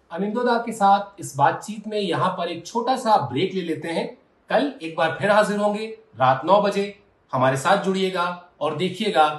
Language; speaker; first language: Hindi; native; Hindi